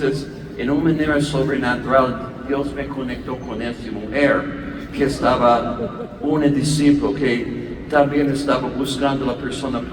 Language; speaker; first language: Spanish; non-native, learner; English